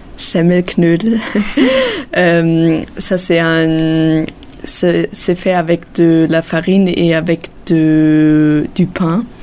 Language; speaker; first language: French; non-native, fluent; German